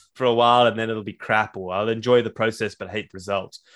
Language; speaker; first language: English; native; English